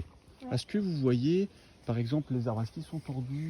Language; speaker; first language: French; native; French